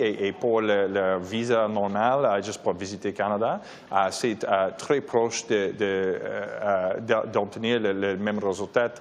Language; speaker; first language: French; non-native, local second language; English